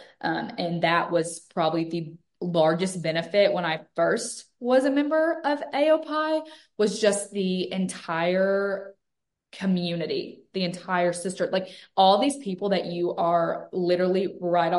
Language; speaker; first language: English; native; English